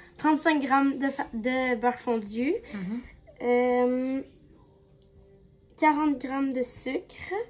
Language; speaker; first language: French; non-native, local second language; Arabic